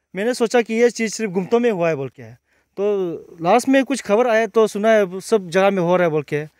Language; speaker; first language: Hindi; non-native, local second language; Nyishi